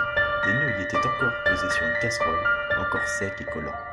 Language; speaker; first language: French; native; French